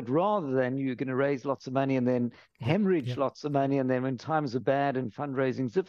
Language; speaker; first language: English; native; English